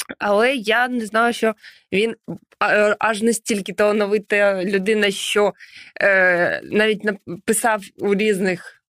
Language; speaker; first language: Ukrainian; native; Ukrainian